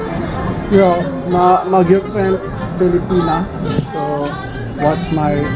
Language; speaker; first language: English; non-native, learner; Korean